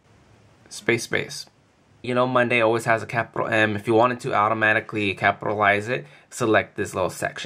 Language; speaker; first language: English; native; English